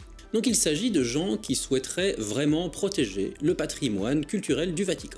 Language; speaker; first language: French; native; French